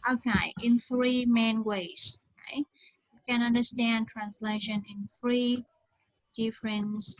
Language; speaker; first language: English; non-native, fluent; Vietnamese